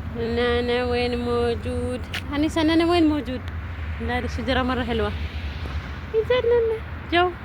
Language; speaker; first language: Arabic; non-native, learner; Amharic